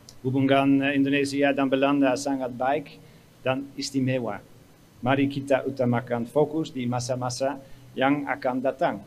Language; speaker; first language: Indonesian; non-native, fluent; Dutch